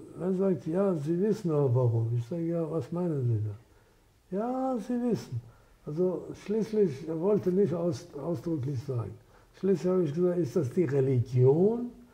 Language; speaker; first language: German; non-native, fluent; Persian